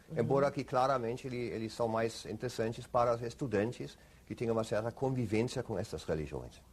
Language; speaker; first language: Portuguese; non-native, fluent; German